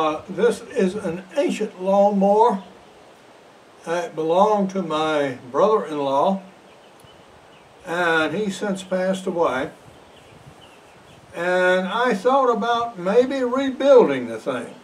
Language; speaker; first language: English; native; English